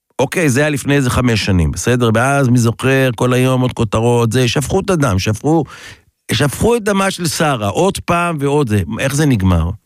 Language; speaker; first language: Hebrew; native; Hebrew